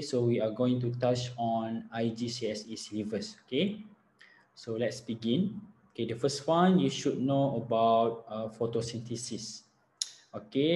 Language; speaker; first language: English; non-native, local second language; Malay